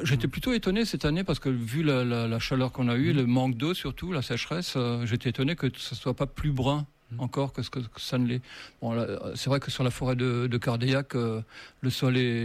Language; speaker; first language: French; native; French